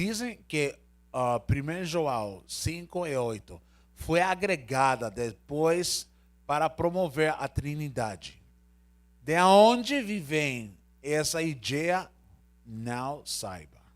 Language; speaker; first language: Portuguese; non-native, learner; Spanish